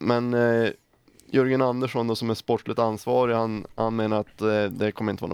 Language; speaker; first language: Swedish; native; Swedish